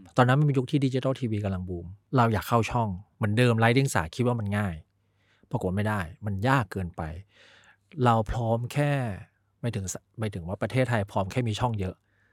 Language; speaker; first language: Thai; early bilingual, other home language; Chinese